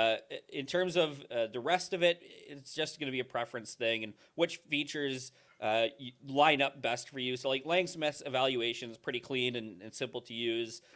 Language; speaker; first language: English; native; English